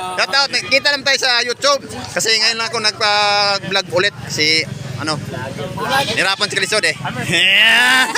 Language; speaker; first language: Filipino; non-native, local second language; Cebuano